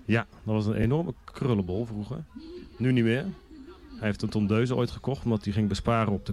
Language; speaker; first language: Dutch; native; Dutch